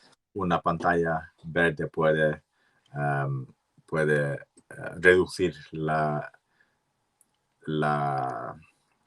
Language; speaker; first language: Spanish; non-native, learner; English